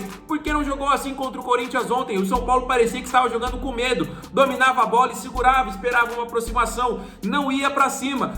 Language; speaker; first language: Portuguese; native; Portuguese